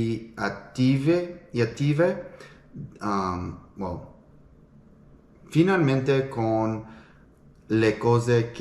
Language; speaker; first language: Italian; non-native, learner; English